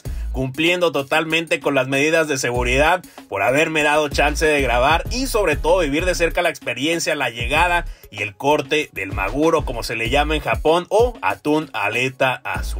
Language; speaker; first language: Spanish; native; Spanish